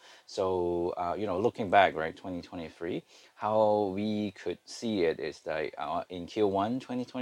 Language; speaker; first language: English; non-native, local second language; Cantonese